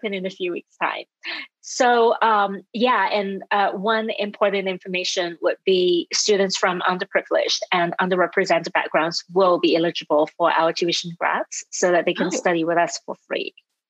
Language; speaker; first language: English; non-native, local second language; Cantonese